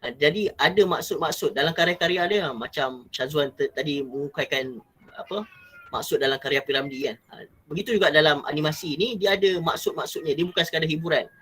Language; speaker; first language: Malay; native; Malay